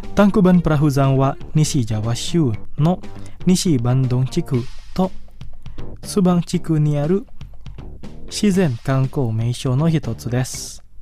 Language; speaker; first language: Japanese; non-native, fluent; Indonesian